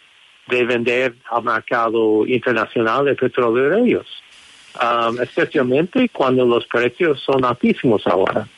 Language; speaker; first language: Spanish; non-native, fluent; English